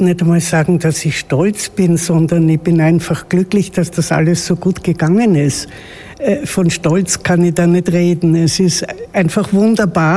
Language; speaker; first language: German; native; German